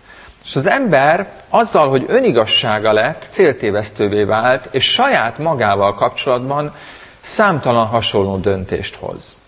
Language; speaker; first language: Hungarian; native; Hungarian